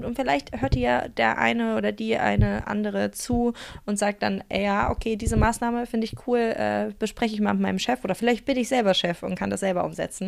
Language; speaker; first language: German; native; German